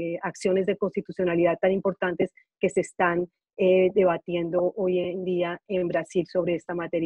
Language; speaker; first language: Spanish; native; Spanish